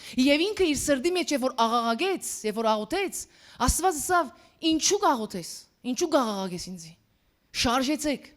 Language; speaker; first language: Armenian; early bilingual, heritage; Armenian